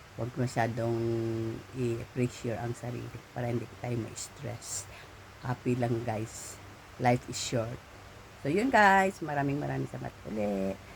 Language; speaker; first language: Filipino; native; Filipino